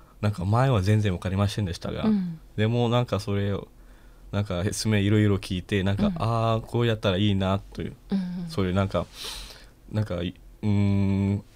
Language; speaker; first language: Japanese; non-native, learner; Malay